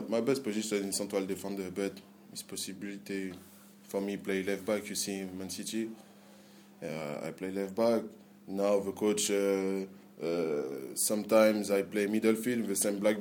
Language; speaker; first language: English; non-native, learner; French